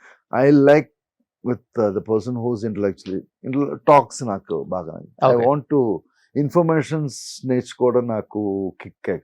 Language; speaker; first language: Telugu; non-native, local second language; Malayalam